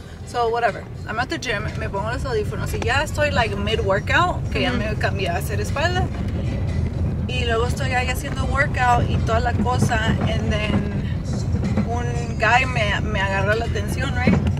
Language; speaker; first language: Spanish; early bilingual, heritage; Spanish